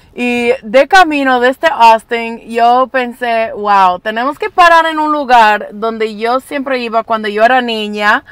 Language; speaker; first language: Spanish; early bilingual, heritage; English